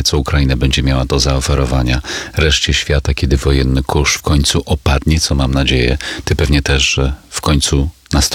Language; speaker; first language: Polish; native; Polish